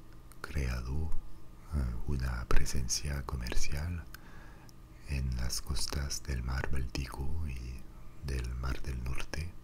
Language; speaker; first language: Spanish; non-native, fluent; French